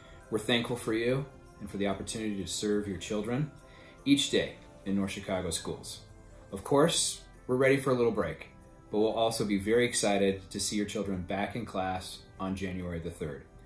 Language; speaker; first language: English; native; English